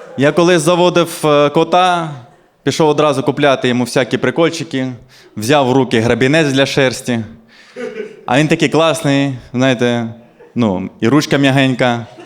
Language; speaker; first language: Ukrainian; non-native, local second language; Russian